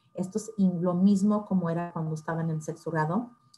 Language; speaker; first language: Spanish; early bilingual, heritage; Spanish